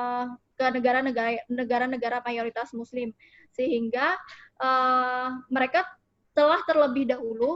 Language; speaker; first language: Indonesian; native; Indonesian